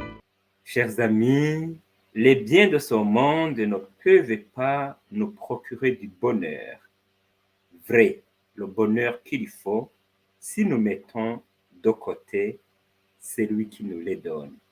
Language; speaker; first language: French; non-native, fluent; Spanish